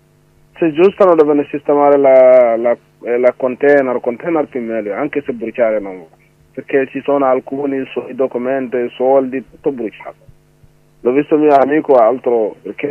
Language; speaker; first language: Italian; non-native, learner; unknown